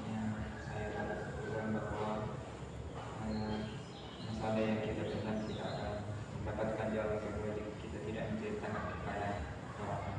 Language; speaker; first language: Indonesian; non-native, local second language; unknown